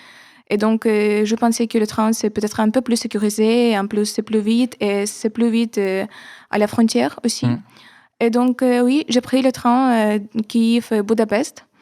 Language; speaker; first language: French; non-native, fluent; Ukrainian